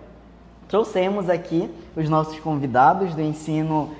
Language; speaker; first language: Portuguese; native; Portuguese